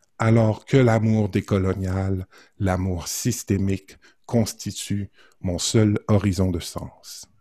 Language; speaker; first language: French; native; French